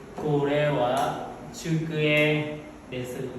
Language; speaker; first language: Japanese; non-native, learner; Vietnamese